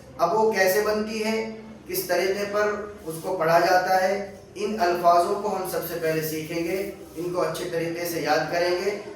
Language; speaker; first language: Urdu; native; Urdu